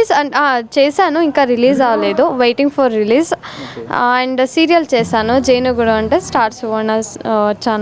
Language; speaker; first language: Telugu; non-native, learner; Kannada